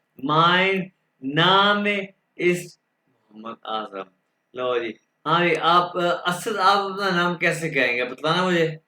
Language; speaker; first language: Urdu; non-native, local second language; Punjabi